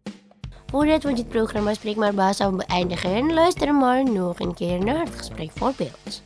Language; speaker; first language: Dutch; non-native, learner; Indonesian